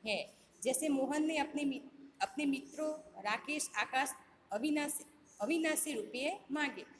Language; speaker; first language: Hindi; non-native, local second language; Gujarati